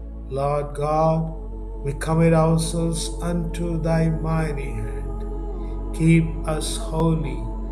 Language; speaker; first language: English; non-native, local second language; Tamil